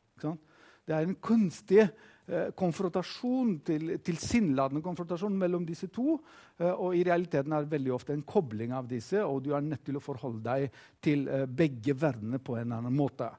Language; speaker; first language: Norwegian; non-native, fluent; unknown